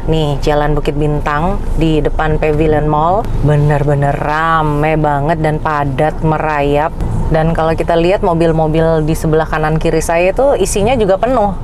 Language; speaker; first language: Indonesian; native; Indonesian